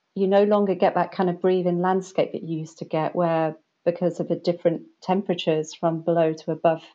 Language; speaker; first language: English; native; English